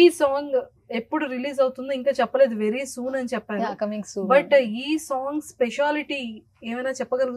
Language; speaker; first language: Telugu; native; Telugu